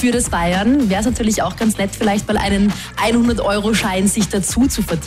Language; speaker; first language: German; native; German